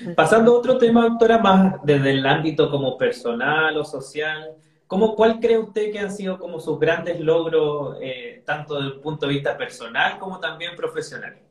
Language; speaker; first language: Spanish; native; Spanish